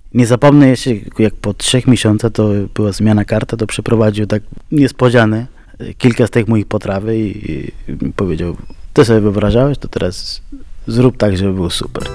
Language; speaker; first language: Polish; non-native, fluent; Spanish